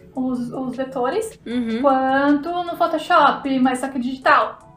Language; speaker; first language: Portuguese; native; Portuguese